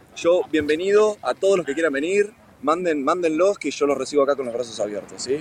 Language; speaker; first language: Spanish; native; Spanish